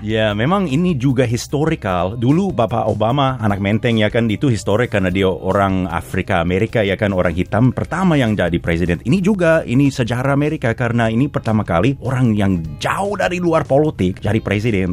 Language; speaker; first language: Indonesian; non-native, fluent; English